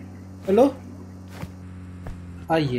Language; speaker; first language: English; non-native, learner; Korean